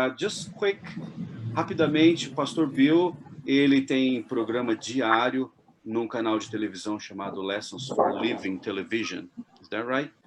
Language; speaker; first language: Portuguese; native; Portuguese